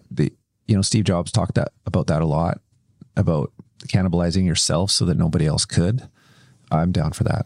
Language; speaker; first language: English; native; English